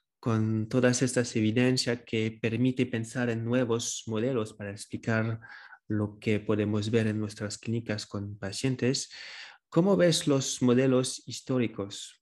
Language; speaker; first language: Spanish; non-native, fluent; French